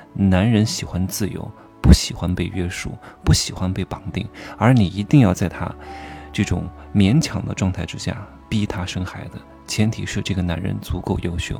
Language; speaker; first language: Chinese; native; Chinese